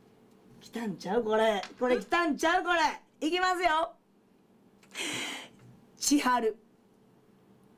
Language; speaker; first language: Japanese; native; Japanese